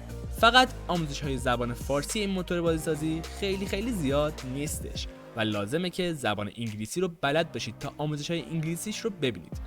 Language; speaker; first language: Persian; native; Persian